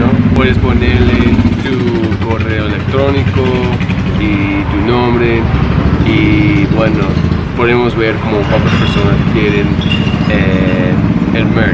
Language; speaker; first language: Spanish; non-native, fluent; English